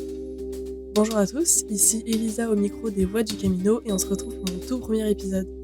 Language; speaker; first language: French; native; French